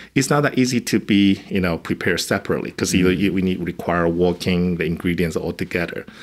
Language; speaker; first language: English; non-native, fluent; Chinese